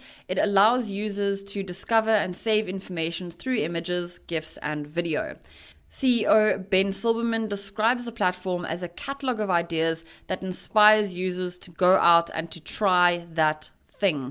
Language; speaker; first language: English; native; English